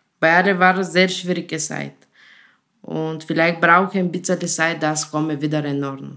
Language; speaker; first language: German; non-native, learner; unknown